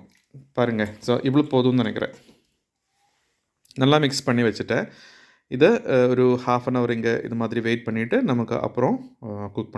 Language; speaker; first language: Tamil; non-native, learner; Malayalam